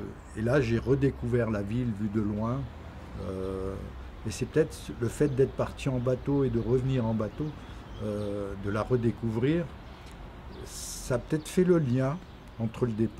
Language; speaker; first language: French; native; French